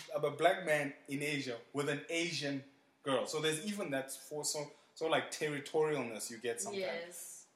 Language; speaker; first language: English; non-native, local second language; Xhosa